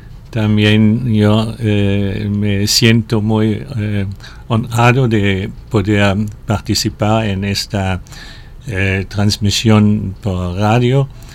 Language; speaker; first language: Spanish; non-native, fluent; German